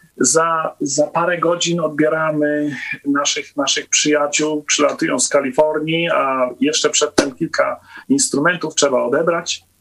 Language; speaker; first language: Polish; native; Polish